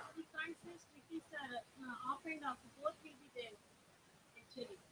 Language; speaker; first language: English; non-native, local second language; Kannada